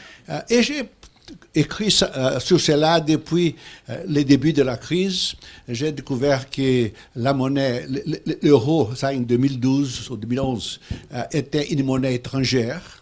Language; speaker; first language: French; non-native, fluent; Portuguese